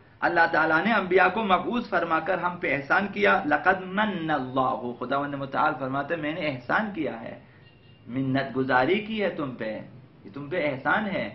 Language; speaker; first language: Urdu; non-native, local second language; Balti